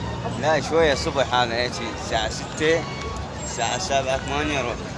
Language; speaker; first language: Arabic; non-native, learner; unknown